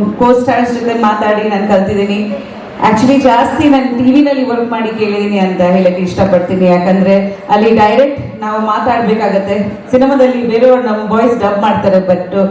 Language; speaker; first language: Kannada; non-native, fluent; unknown